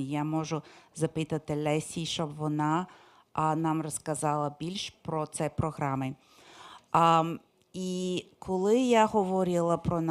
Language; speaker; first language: Ukrainian; non-native, fluent; English